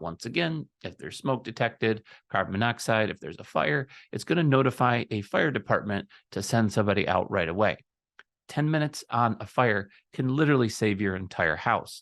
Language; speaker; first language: English; native; English